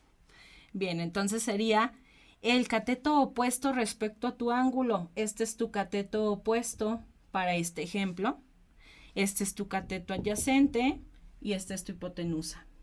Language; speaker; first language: Spanish; native; Spanish